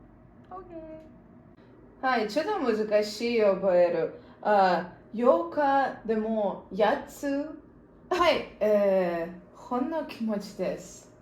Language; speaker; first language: Japanese; non-native, learner; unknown